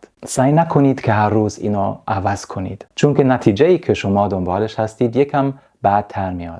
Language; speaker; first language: Persian; non-native, fluent; German